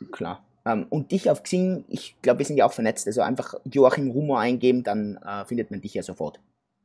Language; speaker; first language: German; native; German